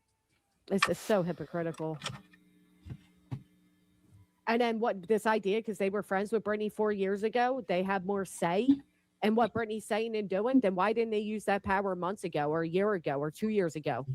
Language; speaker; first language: English; native; English